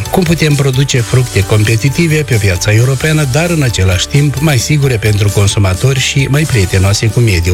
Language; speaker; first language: Romanian; native; Romanian